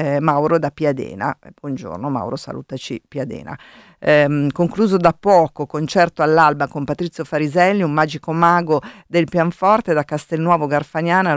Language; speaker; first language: Italian; native; Italian